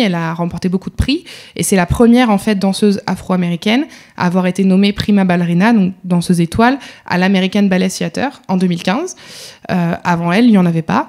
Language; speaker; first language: French; native; French